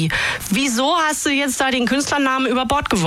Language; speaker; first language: German; native; German